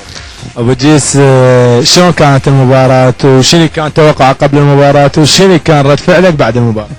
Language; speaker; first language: Arabic; native; Arabic